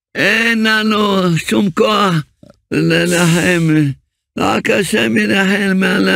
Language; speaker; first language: Hebrew; early bilingual, other home language; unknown